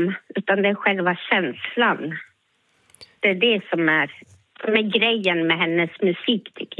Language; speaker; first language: Swedish; native; Swedish